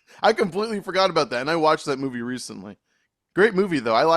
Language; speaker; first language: English; native; English